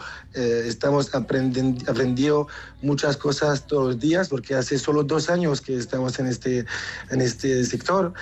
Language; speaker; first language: Spanish; non-native, learner; French